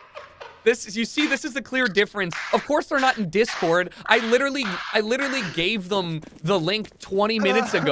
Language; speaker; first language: English; native; English